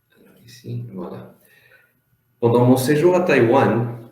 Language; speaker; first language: French; non-native, fluent; Spanish